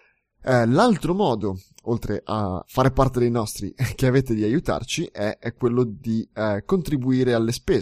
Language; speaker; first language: Italian; native; Italian